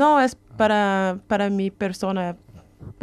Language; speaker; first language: Spanish; non-native, learner; Portuguese